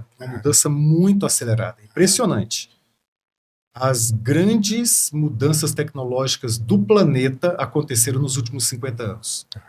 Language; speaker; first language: Portuguese; native; Portuguese